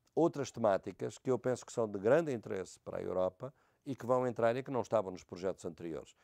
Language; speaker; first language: Portuguese; native; Portuguese